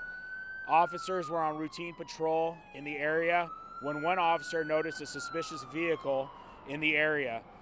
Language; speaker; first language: English; native; English